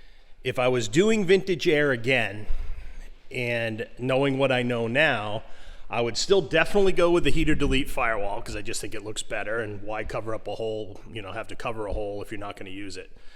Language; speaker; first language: English; native; English